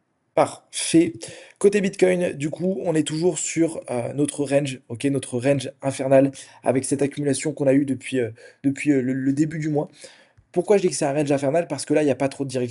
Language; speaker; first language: French; native; French